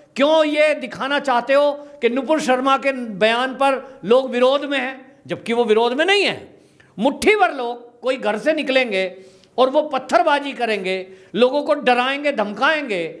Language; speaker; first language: Hindi; native; Hindi